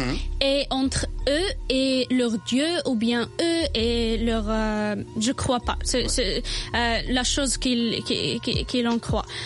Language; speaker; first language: French; non-native, local second language; Arabic